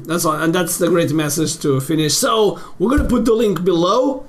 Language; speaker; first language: English; non-native, fluent; Portuguese